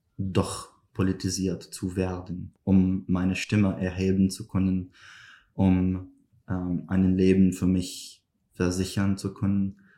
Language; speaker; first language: German; non-native, fluent; Arabic